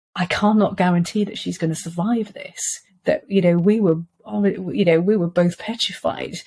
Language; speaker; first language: English; native; English